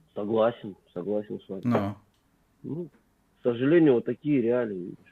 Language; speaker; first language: Russian; native; Russian